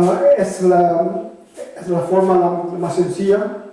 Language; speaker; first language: Spanish; non-native, fluent; French